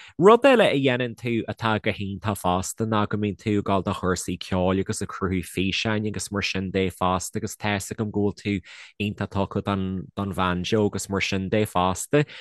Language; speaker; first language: Irish; native; Irish